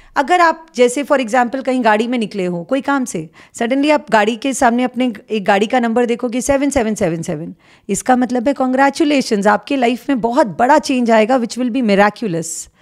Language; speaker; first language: Hindi; native; Hindi